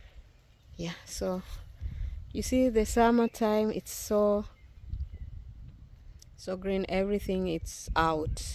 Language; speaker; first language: English; non-native, learner; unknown